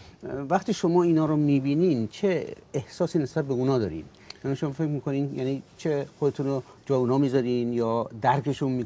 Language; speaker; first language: Persian; native; Persian